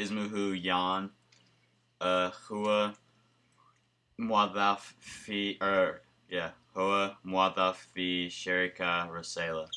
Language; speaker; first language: Arabic; non-native, learner; English